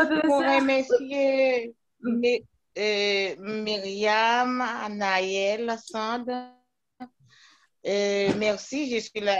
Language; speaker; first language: French; non-native, local second language; Haitian Creole